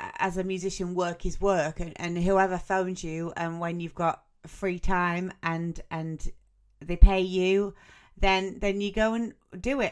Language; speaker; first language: English; native; English